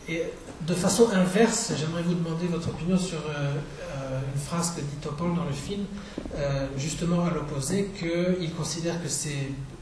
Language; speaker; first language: French; non-native, fluent; Czech